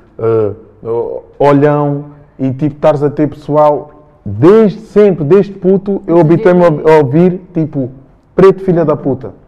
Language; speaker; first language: Portuguese; early bilingual, other home language; Kabuverdianu